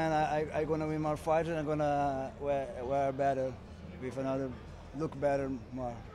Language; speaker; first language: English; non-native, learner; Portuguese